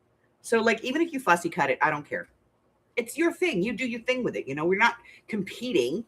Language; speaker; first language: English; native; English